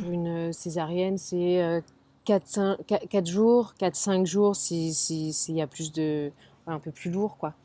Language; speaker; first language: French; native; French